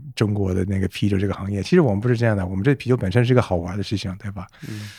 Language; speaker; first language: Chinese; non-native, fluent; English